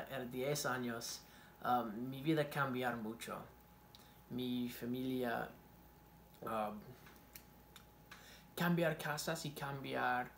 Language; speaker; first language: Spanish; non-native, learner; English